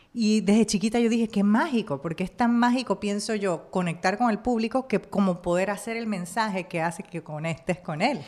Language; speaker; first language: Spanish; native; Spanish